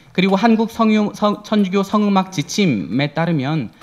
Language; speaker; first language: Korean; native; Korean